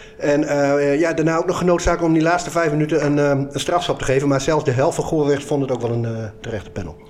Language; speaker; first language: Dutch; native; Dutch